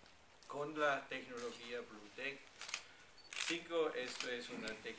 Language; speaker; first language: Spanish; non-native, fluent; German